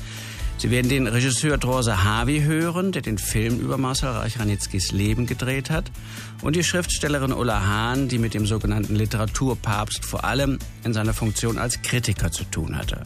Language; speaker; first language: German; native; German